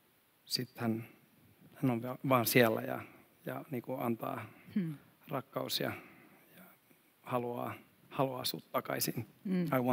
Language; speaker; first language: Finnish; non-native, fluent; Swedish